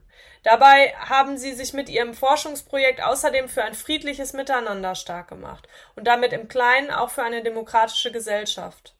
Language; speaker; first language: German; native; German